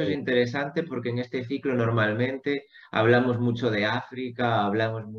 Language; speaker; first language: Spanish; native; Spanish